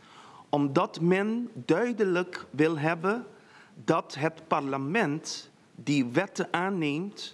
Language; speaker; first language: Dutch; non-native, local second language; Papiamento